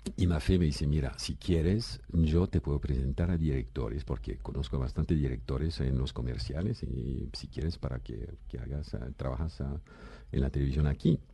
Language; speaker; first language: Spanish; non-native, fluent; French